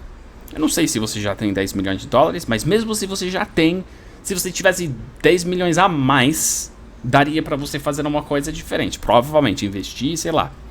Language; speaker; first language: Portuguese; non-native, fluent; English